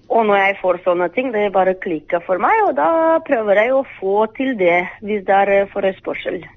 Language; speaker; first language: Norwegian; non-native, fluent; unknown